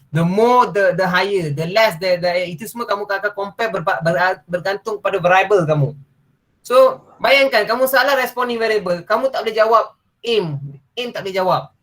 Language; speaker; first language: Malay; non-native, local second language; Tamil